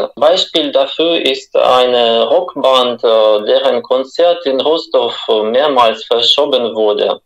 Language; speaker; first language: German; non-native, fluent; Russian